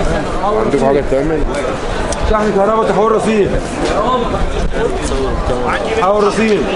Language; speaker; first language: Arabic; native; Arabic